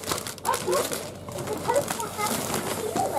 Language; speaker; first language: English; native; English